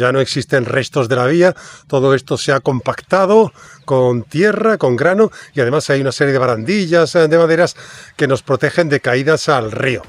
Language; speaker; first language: Spanish; native; Spanish